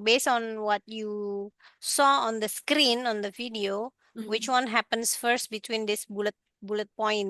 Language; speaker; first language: English; non-native, fluent; Indonesian